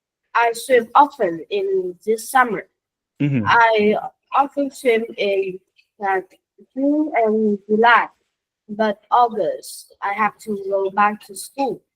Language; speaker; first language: English; non-native, learner; Vietnamese